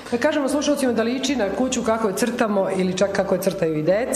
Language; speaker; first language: Serbian; native; Serbian